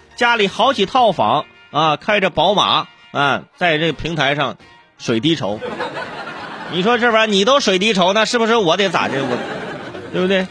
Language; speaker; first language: Chinese; native; Chinese